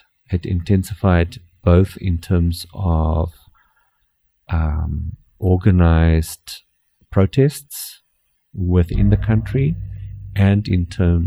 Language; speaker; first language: English; non-native, local second language; Afrikaans